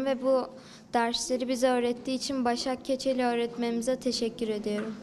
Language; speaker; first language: Turkish; native; Turkish